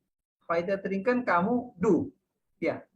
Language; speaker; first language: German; non-native, learner; Indonesian